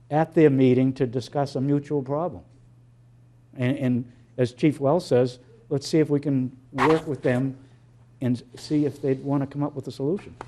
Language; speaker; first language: English; native; English